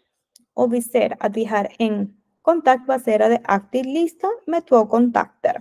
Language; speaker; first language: Swedish; non-native, fluent; Spanish